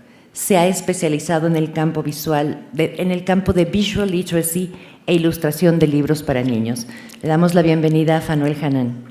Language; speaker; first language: Spanish; native; Spanish